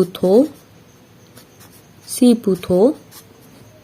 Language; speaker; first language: Korean; non-native, fluent; Indonesian